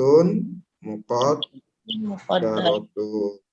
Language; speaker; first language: Arabic; non-native, fluent; Indonesian